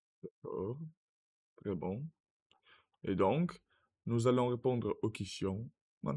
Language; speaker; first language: French; non-native, learner; Russian